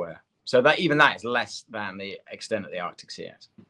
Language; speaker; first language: English; native; English